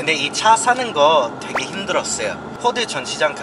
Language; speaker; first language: Korean; non-native, learner; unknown